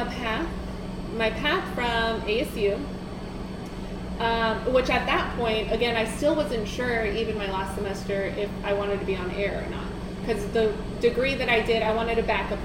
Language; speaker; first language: English; native; English